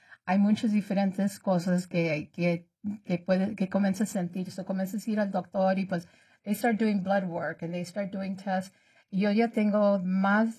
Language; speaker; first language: Spanish; early bilingual, heritage; Spanish